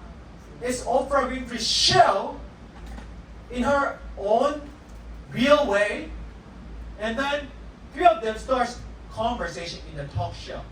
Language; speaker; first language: English; non-native, fluent; Korean